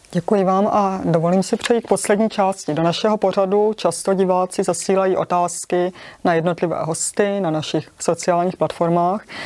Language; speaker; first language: Czech; native; Czech